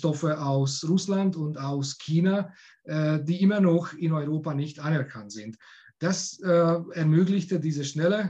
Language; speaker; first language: German; non-native, fluent; Hungarian